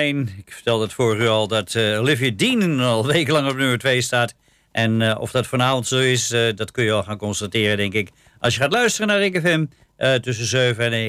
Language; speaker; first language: Dutch; native; Dutch